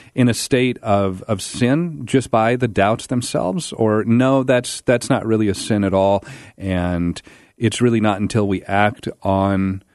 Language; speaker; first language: English; native; English